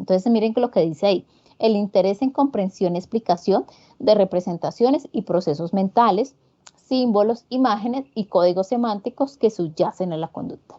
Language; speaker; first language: Spanish; native; Spanish